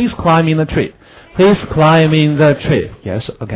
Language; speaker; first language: English; non-native, fluent; Chinese